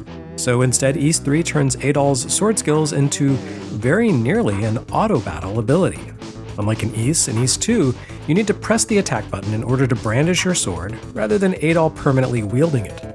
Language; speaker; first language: English; native; English